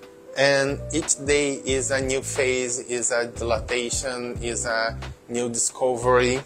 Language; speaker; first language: English; non-native, learner; Portuguese